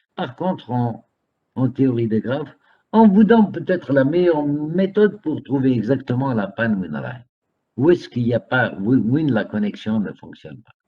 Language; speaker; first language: French; non-native, local second language; Arabic